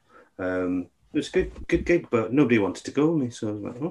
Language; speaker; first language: English; native; English